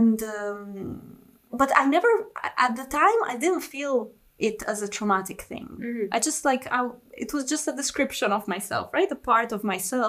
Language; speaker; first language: English; non-native, fluent; Italian